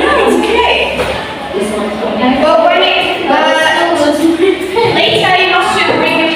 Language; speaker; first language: English; non-native, fluent; Indonesian